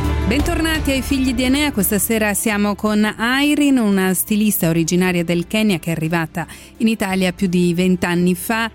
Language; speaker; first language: Italian; native; Italian